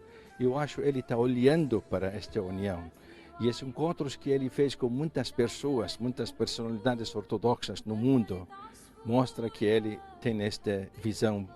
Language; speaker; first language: Portuguese; non-native, fluent; Arabic